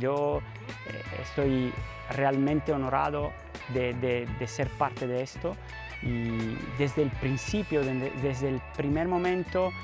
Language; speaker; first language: Spanish; non-native, fluent; Italian